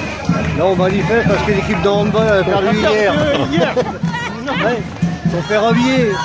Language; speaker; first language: French; native; French